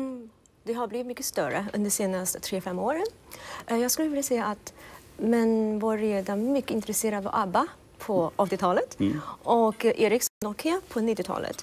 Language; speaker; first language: Swedish; non-native, fluent; Chinese